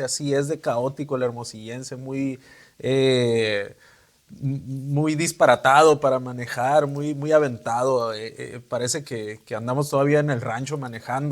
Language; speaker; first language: Spanish; native; Spanish